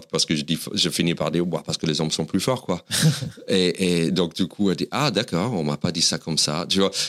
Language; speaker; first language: French; non-native, fluent; English